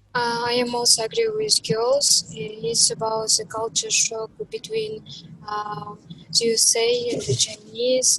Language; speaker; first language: English; non-native, learner; Kazakh